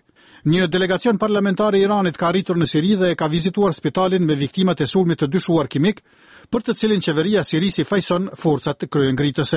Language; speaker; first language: Albanian; native; Albanian